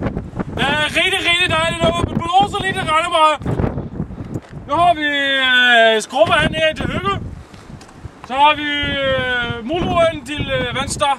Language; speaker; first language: Norwegian; non-native, learner; Swedish